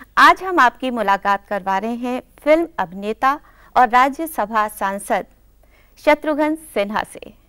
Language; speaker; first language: Hindi; native; Hindi